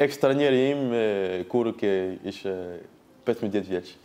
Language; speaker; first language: Albanian; non-native, learner; French